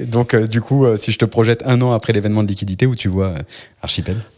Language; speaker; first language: French; native; French